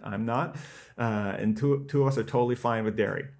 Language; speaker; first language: English; native; English